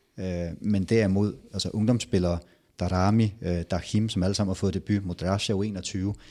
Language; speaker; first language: Danish; native; Danish